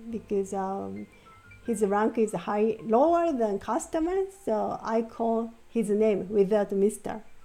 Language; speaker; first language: English; non-native, fluent; Japanese